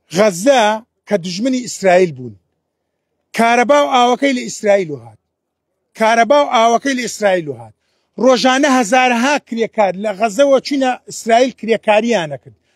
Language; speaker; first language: Central Kurdish; native; Central Kurdish